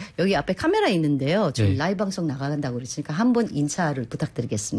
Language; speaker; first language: Korean; non-native, fluent; Filipino